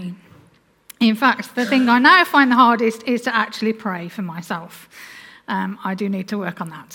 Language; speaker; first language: English; native; English